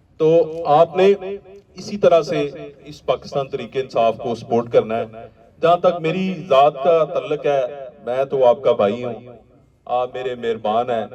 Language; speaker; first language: Urdu; non-native, local second language; Punjabi